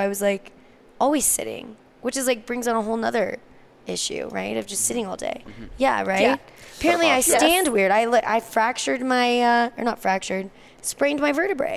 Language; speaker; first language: English; native; English